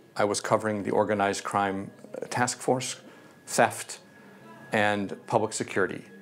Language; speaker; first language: English; native; English